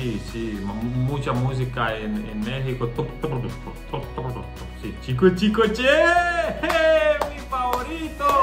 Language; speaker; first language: Spanish; non-native, learner; Croatian